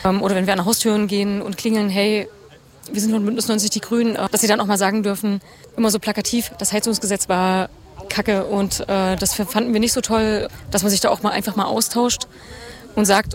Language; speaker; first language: German; native; German